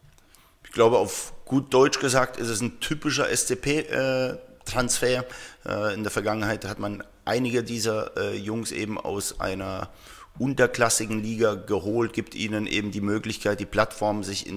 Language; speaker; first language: German; native; German